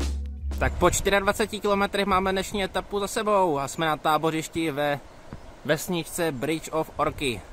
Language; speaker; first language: Czech; native; Czech